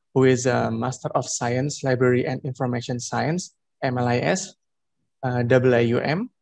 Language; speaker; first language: English; non-native, fluent; Indonesian